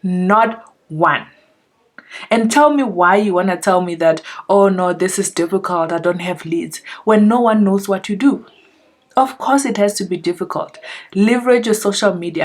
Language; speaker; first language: English; non-native, local second language; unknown